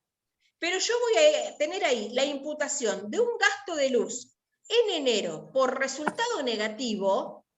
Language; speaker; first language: Spanish; native; Spanish